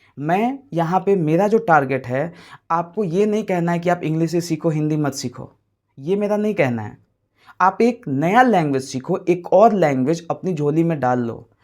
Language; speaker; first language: Hindi; native; Hindi